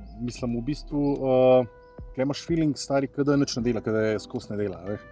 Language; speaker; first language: Slovenian; early bilingual, other home language; Bosnian